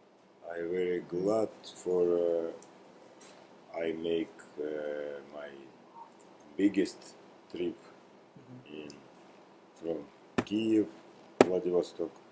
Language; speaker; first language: English; non-native, learner; Russian